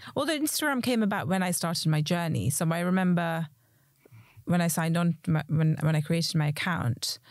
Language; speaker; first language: English; early bilingual, other home language; Hindi